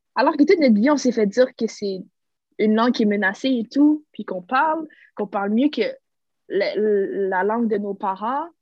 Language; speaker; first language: French; native; French